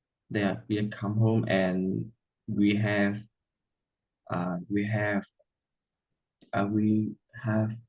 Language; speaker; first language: English; non-native, learner; Vietnamese